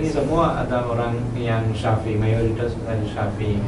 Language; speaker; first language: Indonesian; non-native, learner; Malayalam